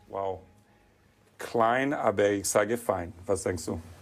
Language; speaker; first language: German; non-native, fluent; Italian